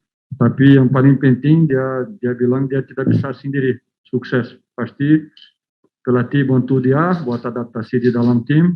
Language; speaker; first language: Indonesian; non-native, fluent; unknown